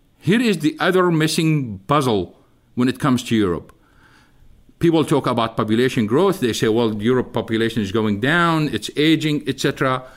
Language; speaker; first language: English; non-native, fluent; Arabic